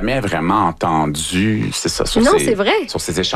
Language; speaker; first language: French; native; French